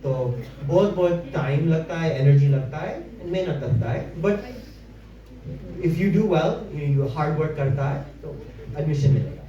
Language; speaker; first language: Hindi; early bilingual, heritage; English